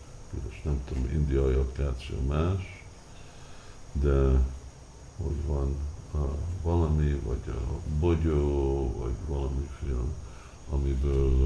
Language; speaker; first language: Hungarian; early bilingual, heritage; Hungarian